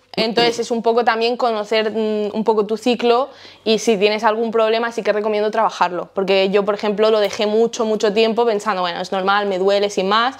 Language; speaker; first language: Spanish; early bilingual, heritage; Spanish